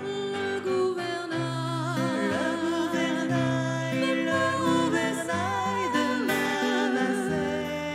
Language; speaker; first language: French; native; French